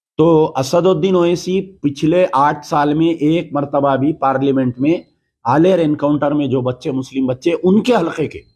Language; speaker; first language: Hindi; non-native, local second language; Urdu